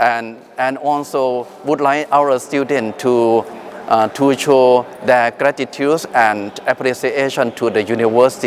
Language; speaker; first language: English; non-native, fluent; Thai